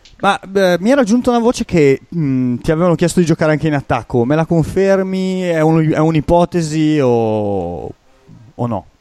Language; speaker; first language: Italian; native; Italian